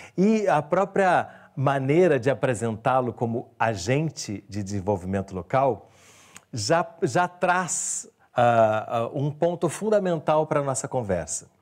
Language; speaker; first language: Portuguese; native; Portuguese